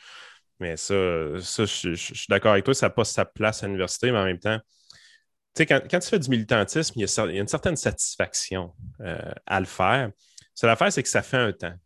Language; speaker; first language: French; native; French